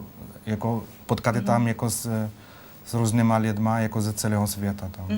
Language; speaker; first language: Czech; non-native, fluent; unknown